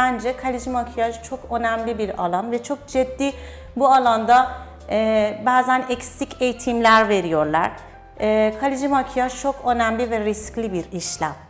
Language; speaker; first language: Turkish; non-native, fluent; Persian